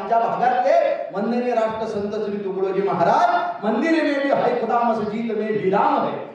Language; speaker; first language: Hindi; non-native, local second language; Marathi